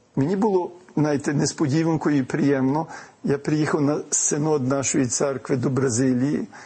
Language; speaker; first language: Ukrainian; early bilingual, heritage; Ukrainian